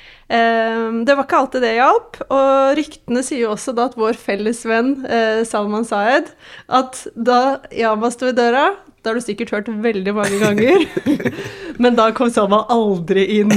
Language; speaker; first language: Norwegian; native; Norwegian